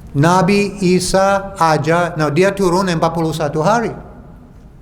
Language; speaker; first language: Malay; non-native, fluent; English